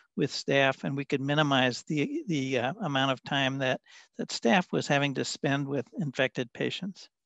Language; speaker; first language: English; native; English